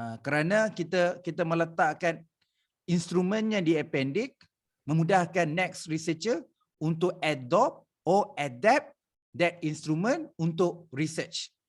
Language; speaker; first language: Malay; native; Malay